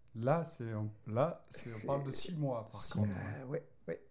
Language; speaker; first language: French; native; French